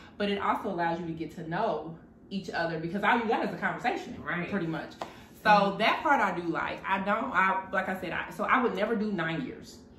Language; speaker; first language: English; native; English